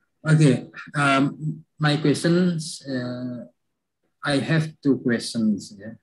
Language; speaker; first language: English; non-native, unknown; Javanese